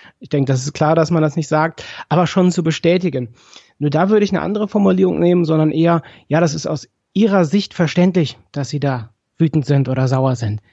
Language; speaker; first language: German; native; German